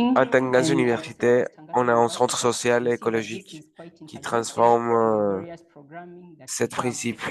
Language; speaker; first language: French; non-native, learner; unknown